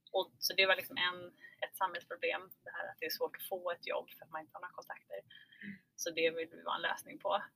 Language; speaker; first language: Swedish; early bilingual, other home language; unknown